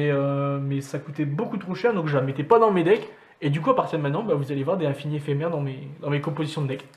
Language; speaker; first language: French; native; French